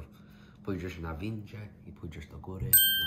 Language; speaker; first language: Polish; early bilingual, heritage; English